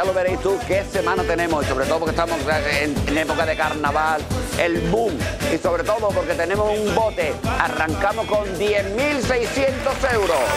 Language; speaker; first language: Spanish; native; Spanish